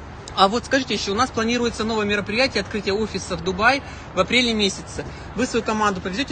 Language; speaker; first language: Russian; native; Russian